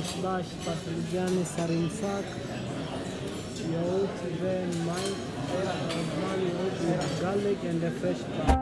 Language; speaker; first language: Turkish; non-native, learner; Swahili